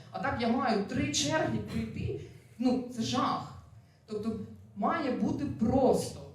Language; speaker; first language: Ukrainian; non-native, local second language; Russian